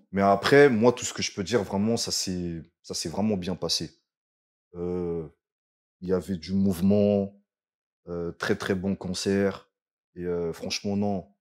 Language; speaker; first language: French; early bilingual, other home language; Lingala